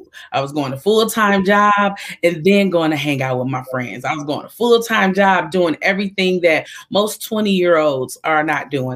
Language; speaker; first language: English; native; English